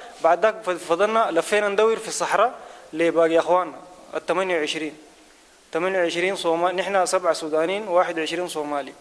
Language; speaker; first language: Arabic; native; Arabic